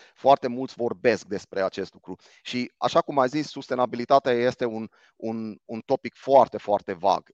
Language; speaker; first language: Romanian; non-native, local second language; Hungarian